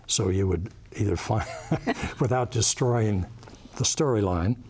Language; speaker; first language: English; native; English